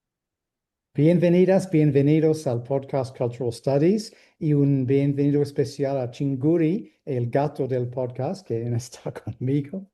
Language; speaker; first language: Spanish; non-native, fluent; English